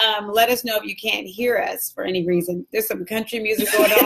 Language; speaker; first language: English; native; English